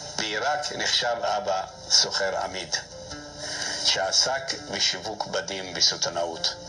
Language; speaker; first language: Hebrew; early bilingual, other home language; Arabic